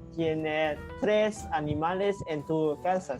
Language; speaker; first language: Spanish; non-native, learner; Cantonese